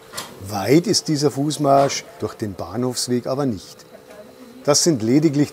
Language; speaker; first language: German; native; German